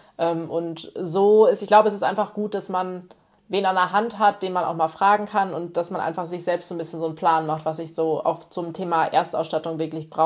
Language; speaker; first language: German; native; German